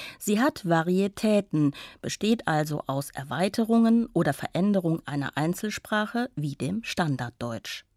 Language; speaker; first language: German; native; German